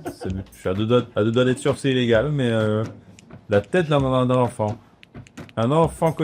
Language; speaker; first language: French; native; French